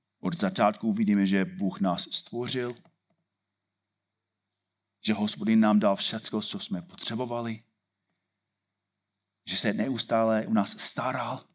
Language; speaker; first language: Czech; non-native, fluent; English